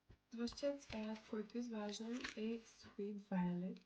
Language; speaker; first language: Bulgarian; native; Bulgarian